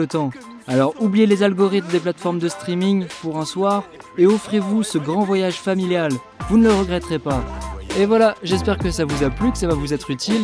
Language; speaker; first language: French; native; French